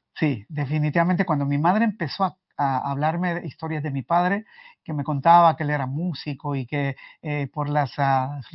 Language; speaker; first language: Spanish; native; Spanish